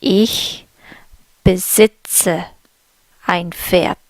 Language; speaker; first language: German; non-native, fluent; English